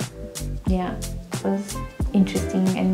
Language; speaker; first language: English; non-native, learner; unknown